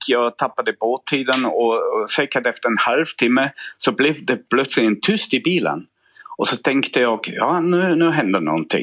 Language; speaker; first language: Swedish; non-native, fluent; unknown